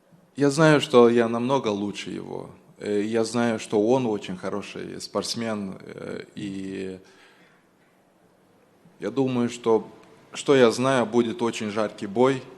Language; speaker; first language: Russian; non-native, local second language; Romanian